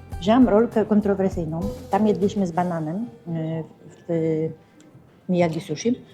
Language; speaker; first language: Polish; native; Polish